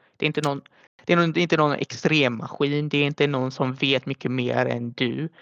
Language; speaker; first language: Swedish; early bilingual, other home language; Arabic